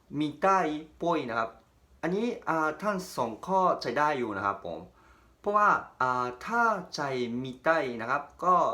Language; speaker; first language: Thai; non-native, fluent; Japanese